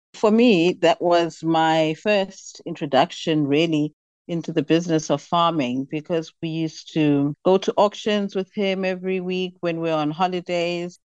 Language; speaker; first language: English; non-native, local second language; Xhosa